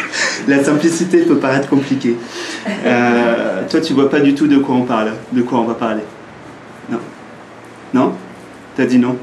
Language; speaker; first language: French; native; French